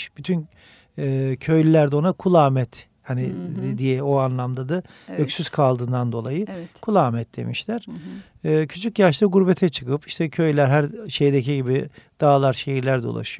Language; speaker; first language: Turkish; native; Turkish